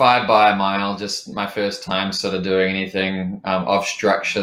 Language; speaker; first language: English; native; English